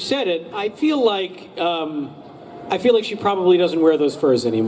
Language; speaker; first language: English; native; English